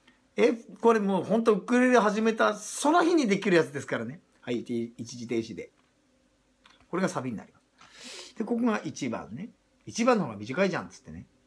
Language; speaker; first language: Japanese; native; Japanese